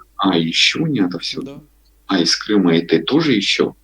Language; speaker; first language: Russian; native; Russian